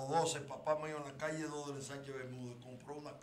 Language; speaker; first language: Spanish; native; Spanish